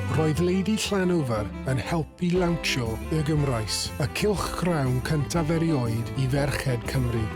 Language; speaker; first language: Welsh; non-native, local second language; English